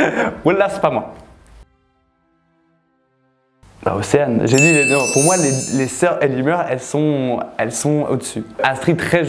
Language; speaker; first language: French; native; French